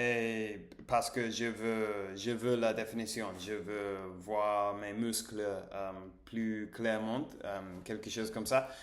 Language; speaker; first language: French; non-native, learner; English